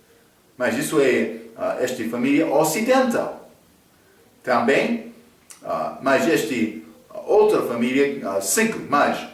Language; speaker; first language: Portuguese; non-native, fluent; English